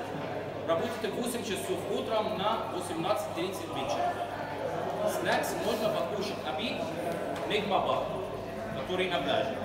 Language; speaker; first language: Russian; non-native, learner; Arabic